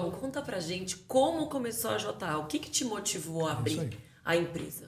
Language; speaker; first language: Portuguese; native; Portuguese